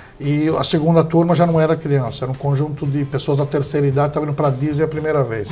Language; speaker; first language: Portuguese; early bilingual, heritage; English